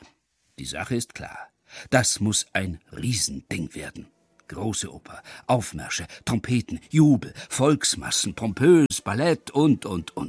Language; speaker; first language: German; native; German